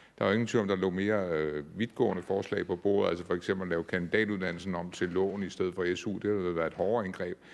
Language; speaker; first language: Danish; native; Danish